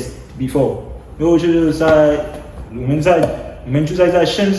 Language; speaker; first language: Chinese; non-native, learner; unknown